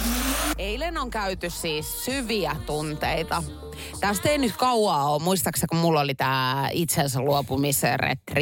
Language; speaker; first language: Finnish; native; Finnish